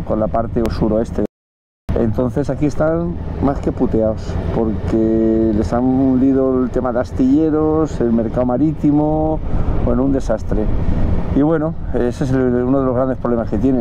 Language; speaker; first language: Spanish; native; Spanish